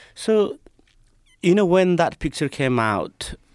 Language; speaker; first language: English; non-native, local second language; Nepali